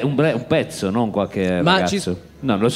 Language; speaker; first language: Italian; native; Italian